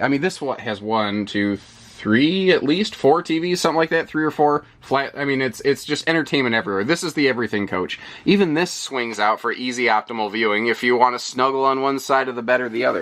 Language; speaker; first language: English; native; English